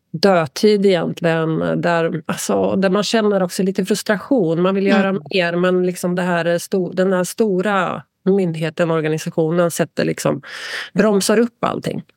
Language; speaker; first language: Swedish; native; Swedish